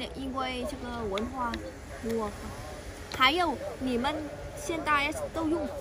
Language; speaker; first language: Chinese; non-native, learner; Vietnamese